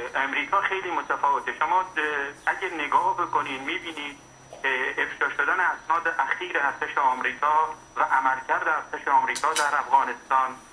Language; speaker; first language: Persian; non-native, local second language; Central Kurdish